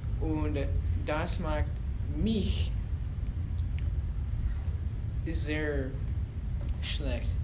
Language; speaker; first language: German; non-native, learner; English